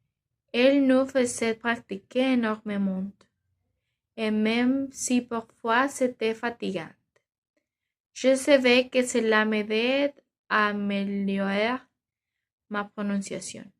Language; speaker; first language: French; non-native, learner; Spanish